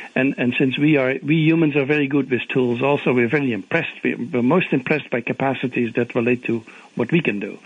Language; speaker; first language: English; non-native, fluent; Dutch